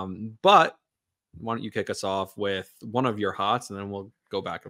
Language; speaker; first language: English; native; English